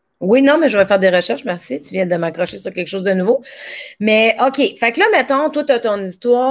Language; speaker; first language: French; native; French